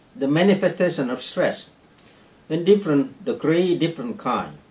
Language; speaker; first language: English; non-native, fluent; Vietnamese